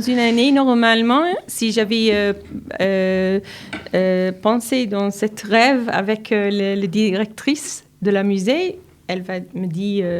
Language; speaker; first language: French; non-native, learner; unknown